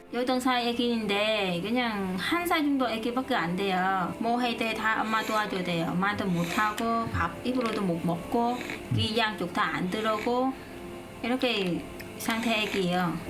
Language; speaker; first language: Korean; non-native, learner; Vietnamese